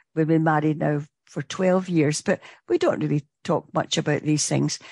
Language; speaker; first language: English; native; English